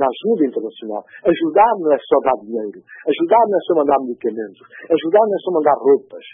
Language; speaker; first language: Portuguese; non-native, local second language; Upper Guinea Crioulo